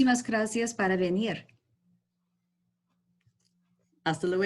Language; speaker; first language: Spanish; non-native, learner; English